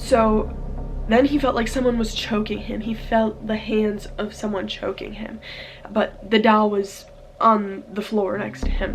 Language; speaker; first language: English; native; English